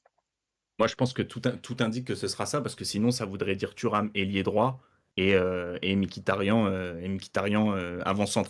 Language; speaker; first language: French; native; French